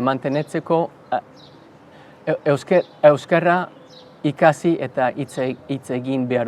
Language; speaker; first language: Basque; non-native, learner; English